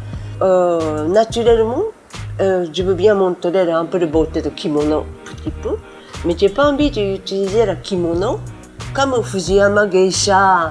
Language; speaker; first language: French; non-native, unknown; Japanese